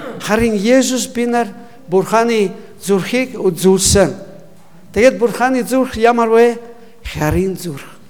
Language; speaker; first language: Mongolian; non-native, learner; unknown